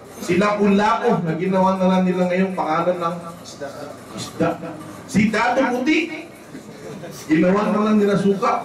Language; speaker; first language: Filipino; non-native, local second language; Waray